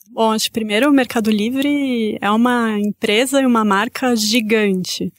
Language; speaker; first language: Portuguese; native; Portuguese